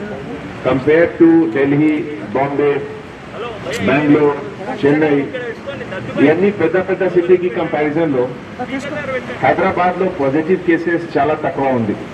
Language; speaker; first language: Telugu; non-native, local second language; Hindi